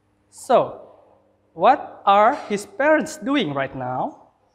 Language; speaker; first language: English; non-native, fluent; Indonesian